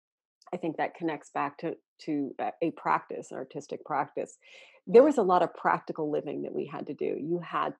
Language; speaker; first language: English; native; English